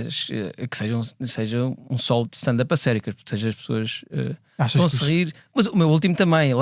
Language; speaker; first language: Portuguese; native; Portuguese